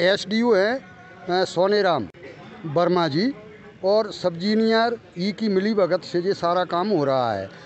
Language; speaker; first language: Hindi; native; Hindi